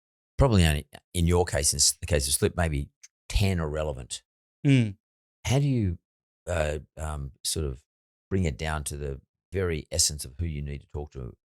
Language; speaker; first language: English; native; English